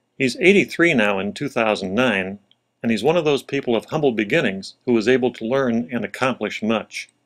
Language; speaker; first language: English; native; English